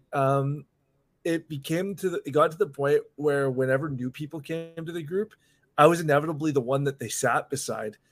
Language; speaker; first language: English; native; English